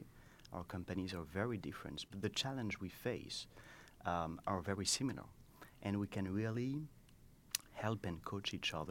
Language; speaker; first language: English; non-native, fluent; French